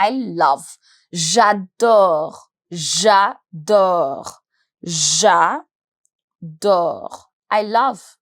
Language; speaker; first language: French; non-native, fluent; Hindi